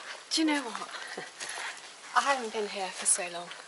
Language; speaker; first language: English; early bilingual, other home language; German